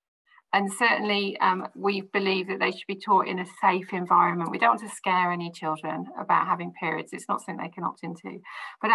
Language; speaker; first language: English; native; English